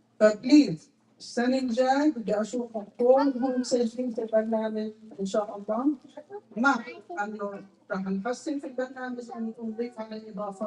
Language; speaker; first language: Arabic; native; Arabic